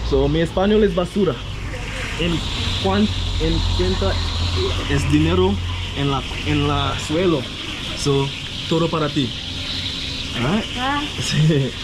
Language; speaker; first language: Spanish; non-native, learner; English